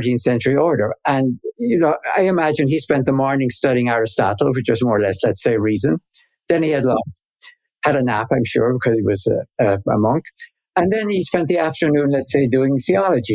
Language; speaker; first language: English; native; English